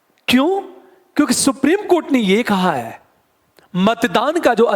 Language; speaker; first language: Hindi; native; Hindi